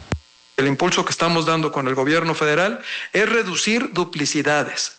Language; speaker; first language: Spanish; native; Spanish